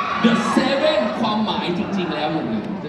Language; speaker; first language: Thai; native; Thai